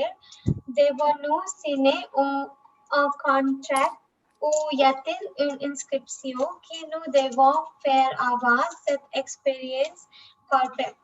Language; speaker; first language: French; non-native, learner; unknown